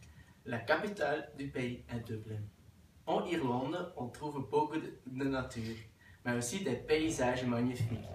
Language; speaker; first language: French; non-native, learner; Dutch